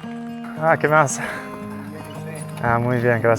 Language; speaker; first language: Spanish; non-native, learner; English